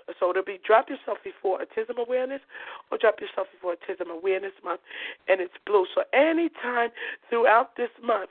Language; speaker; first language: English; native; English